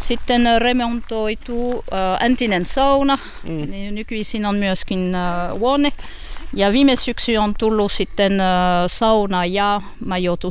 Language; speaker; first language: Finnish; non-native, learner; French